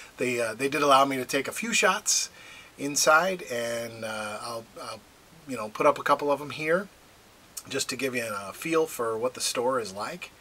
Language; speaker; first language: English; native; English